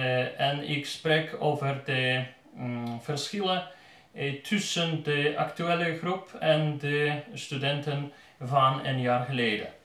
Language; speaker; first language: Dutch; non-native, learner; Polish